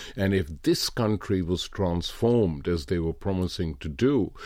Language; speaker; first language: English; non-native, local second language; Punjabi